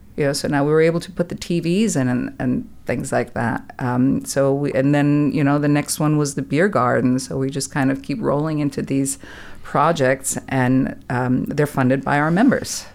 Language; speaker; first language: English; non-native, fluent; German